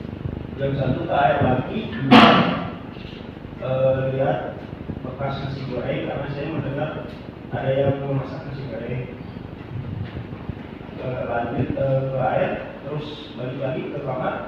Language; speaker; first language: Indonesian; non-native, local second language; Sundanese